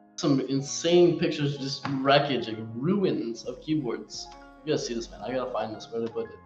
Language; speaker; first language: English; native; English